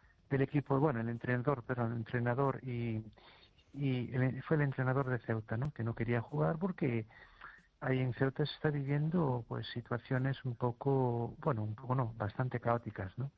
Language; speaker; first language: Spanish; native; Spanish